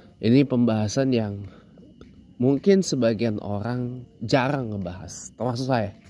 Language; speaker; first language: Indonesian; native; Indonesian